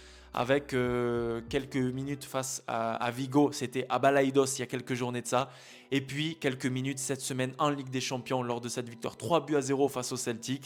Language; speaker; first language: French; native; French